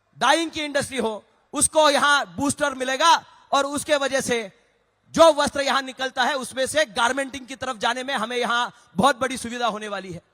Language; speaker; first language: Hindi; non-native, local second language; Marathi